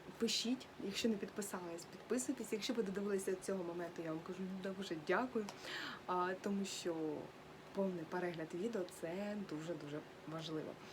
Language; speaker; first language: Ukrainian; native; Ukrainian